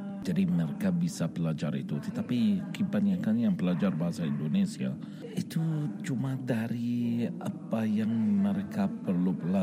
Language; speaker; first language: Indonesian; non-native, fluent; Arabic